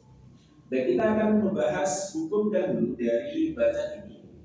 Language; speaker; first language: Indonesian; native; Indonesian